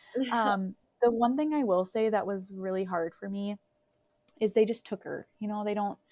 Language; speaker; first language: English; native; English